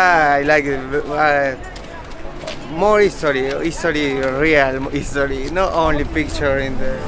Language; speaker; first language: English; non-native, learner; Spanish